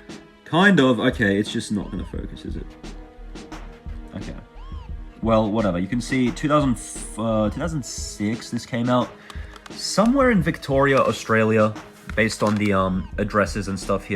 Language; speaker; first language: English; native; English